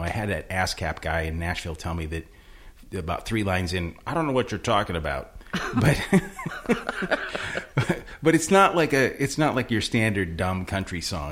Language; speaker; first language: English; native; English